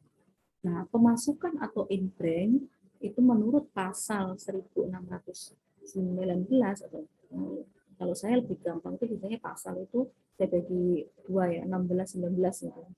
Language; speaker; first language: Indonesian; non-native, local second language; Javanese